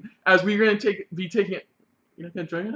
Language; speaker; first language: English; native; English